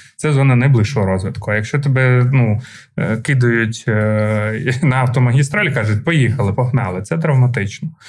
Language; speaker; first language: Ukrainian; non-native, local second language; Russian